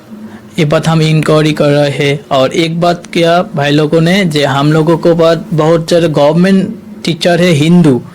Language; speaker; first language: Hindi; non-native, learner; Bangla